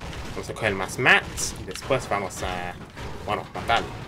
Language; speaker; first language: Spanish; early bilingual, heritage; Spanish